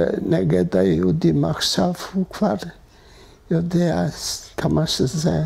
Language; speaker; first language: Hebrew; non-native, fluent; Hungarian